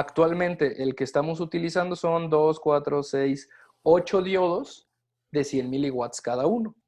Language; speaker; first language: Spanish; native; Spanish